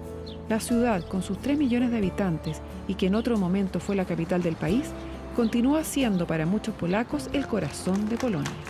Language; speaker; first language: Spanish; native; Spanish